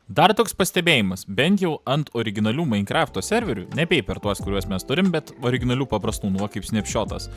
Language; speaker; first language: Lithuanian; native; Lithuanian